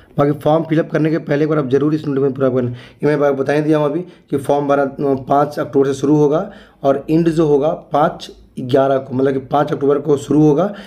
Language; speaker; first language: Hindi; native; Hindi